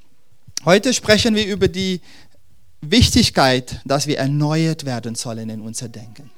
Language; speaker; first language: German; non-native, fluent; Dutch